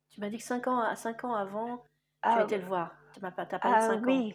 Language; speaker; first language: French; native; French